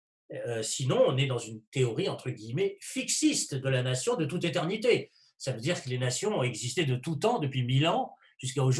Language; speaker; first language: French; native; French